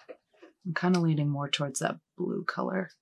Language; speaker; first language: English; native; English